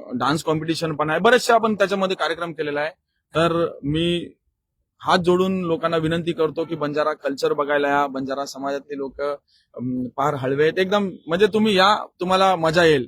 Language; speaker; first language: Marathi; non-native, local second language; Lambadi